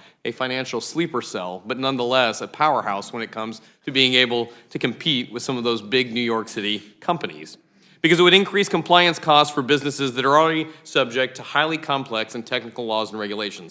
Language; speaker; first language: English; native; English